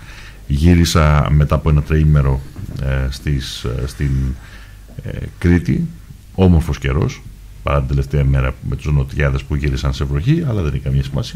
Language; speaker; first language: Greek; native; Greek